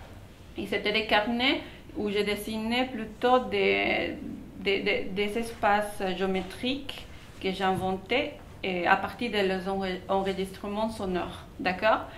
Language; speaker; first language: French; non-native, fluent; Spanish